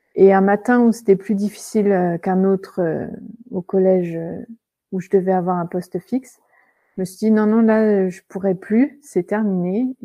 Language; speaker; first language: French; native; French